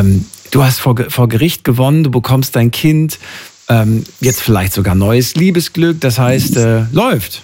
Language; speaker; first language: German; native; German